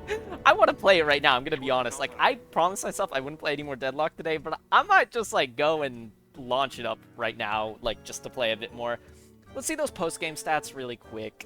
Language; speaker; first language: English; native; English